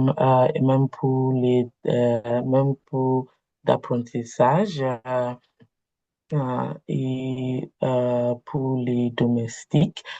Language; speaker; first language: French; non-native, learner; Igbo